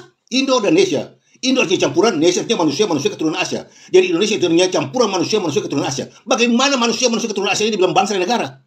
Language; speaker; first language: Indonesian; native; Indonesian